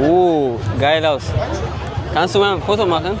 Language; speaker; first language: German; non-native, learner; Amharic